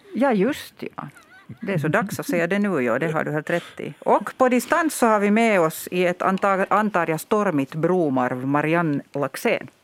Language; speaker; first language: Swedish; native; Swedish